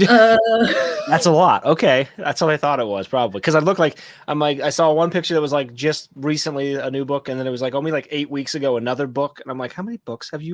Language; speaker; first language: English; native; English